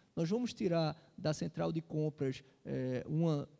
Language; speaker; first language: Portuguese; native; Portuguese